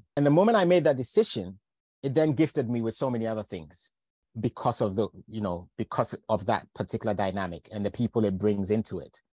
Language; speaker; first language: English; native; English